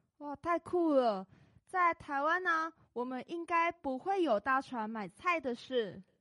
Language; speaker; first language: Chinese; native; Chinese